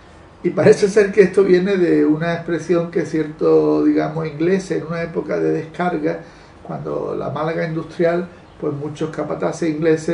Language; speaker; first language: Spanish; native; Spanish